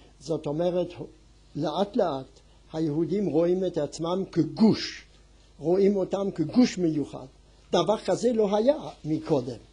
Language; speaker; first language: Hebrew; non-native, fluent; French